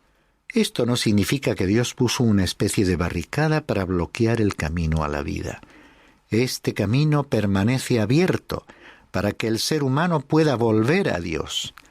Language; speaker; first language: Spanish; native; Spanish